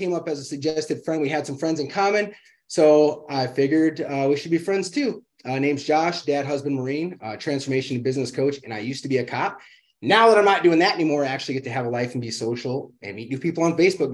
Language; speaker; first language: English; native; English